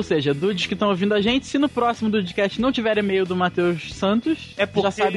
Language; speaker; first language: Portuguese; native; Portuguese